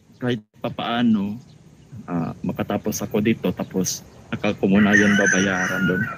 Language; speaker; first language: Filipino; non-native, local second language; Cebuano